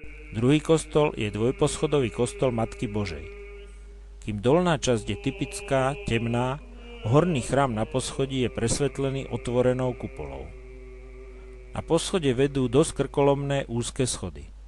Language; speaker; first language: Slovak; native; Slovak